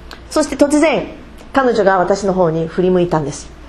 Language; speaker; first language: Japanese; non-native, fluent; English